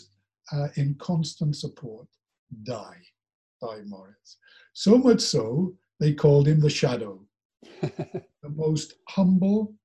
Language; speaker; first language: English; native; English